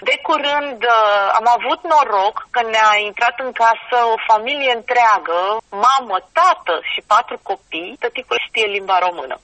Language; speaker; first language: Romanian; native; Romanian